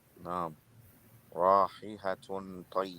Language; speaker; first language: Arabic; non-native, learner; English